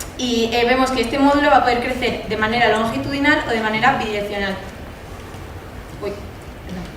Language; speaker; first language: Spanish; native; Spanish